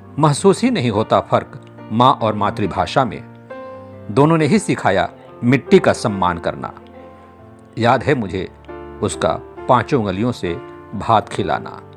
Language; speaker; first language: Hindi; non-native, local second language; Bhojpuri